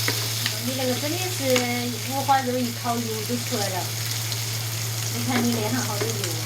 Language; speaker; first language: Chinese; native; Chinese